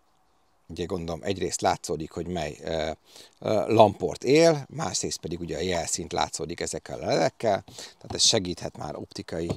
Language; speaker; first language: Hungarian; native; Hungarian